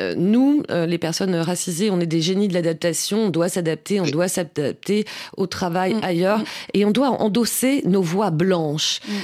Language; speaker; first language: French; native; French